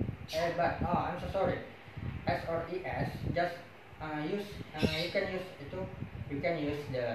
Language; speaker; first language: English; non-native, learner; Indonesian